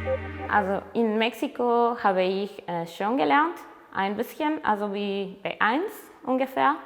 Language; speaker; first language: German; non-native, learner; Spanish